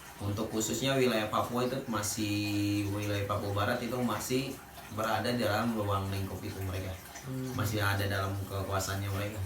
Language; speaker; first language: Indonesian; native; Indonesian